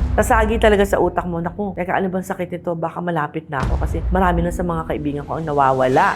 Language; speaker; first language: Filipino; native; Filipino